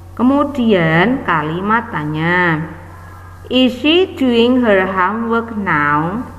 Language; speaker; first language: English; non-native, fluent; Indonesian